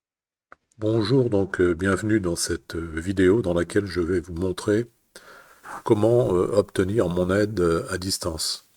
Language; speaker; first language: French; native; French